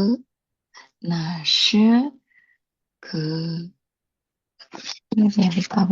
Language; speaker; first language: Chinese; non-native, learner; Indonesian